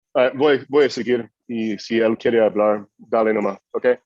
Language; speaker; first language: Spanish; non-native, fluent; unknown